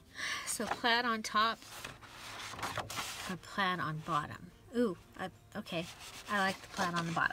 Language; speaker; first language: English; native; English